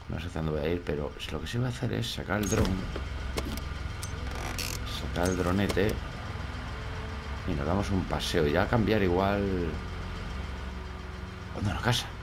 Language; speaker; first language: Spanish; native; Spanish